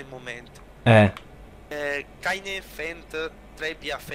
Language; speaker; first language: German; non-native, learner; Italian